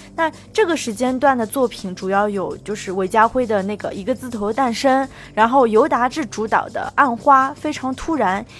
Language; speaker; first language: Chinese; native; Chinese